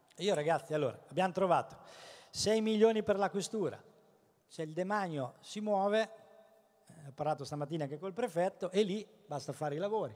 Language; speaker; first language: Italian; native; Italian